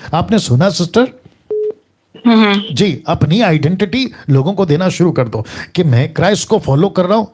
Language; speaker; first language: Hindi; native; Hindi